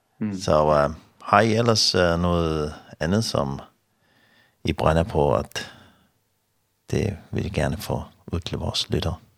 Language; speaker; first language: Danish; non-native, learner; Faroese